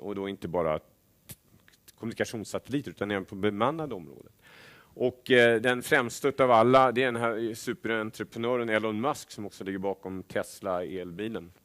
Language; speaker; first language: Swedish; native; Swedish